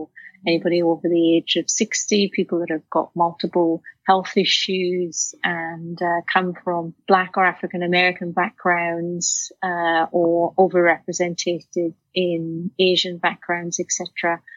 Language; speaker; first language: English; native; English